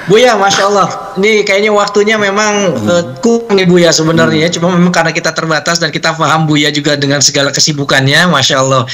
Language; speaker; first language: Indonesian; native; Indonesian